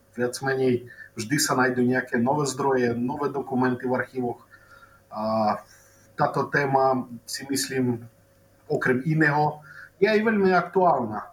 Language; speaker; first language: Slovak; non-native, local second language; Rusyn